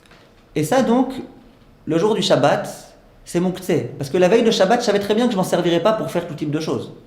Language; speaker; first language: French; native; French